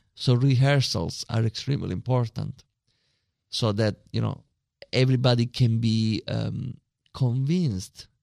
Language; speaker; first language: English; non-native, fluent; Italian